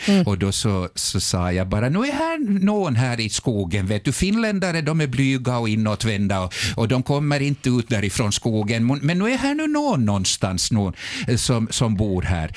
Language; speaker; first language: Swedish; native; Swedish